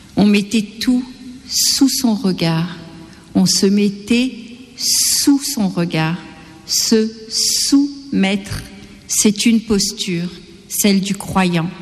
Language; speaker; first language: French; non-native, local second language; Gujarati